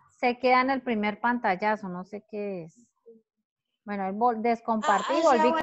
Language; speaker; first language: Spanish; native; Spanish